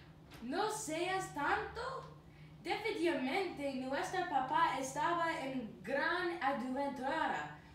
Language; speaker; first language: Spanish; non-native, learner; English